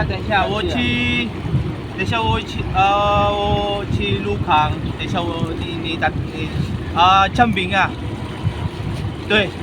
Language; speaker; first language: Chinese; non-native, learner; Filipino